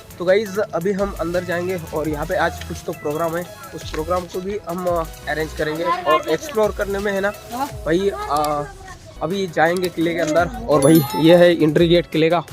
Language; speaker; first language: Hindi; non-native, local second language; Marathi